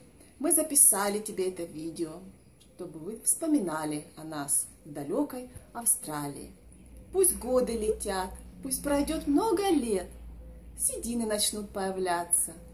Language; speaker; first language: Russian; native; Russian